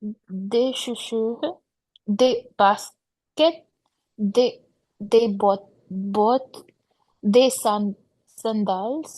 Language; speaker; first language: French; non-native, learner; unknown